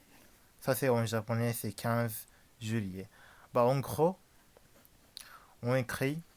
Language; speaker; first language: French; non-native, learner; Japanese